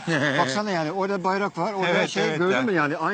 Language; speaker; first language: Turkish; non-native, learner; Dutch